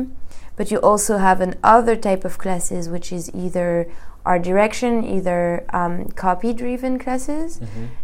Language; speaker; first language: English; non-native, fluent; French